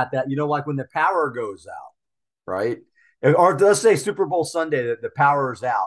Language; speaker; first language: English; native; English